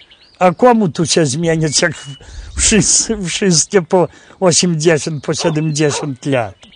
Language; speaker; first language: Polish; non-native, local second language; Belarusian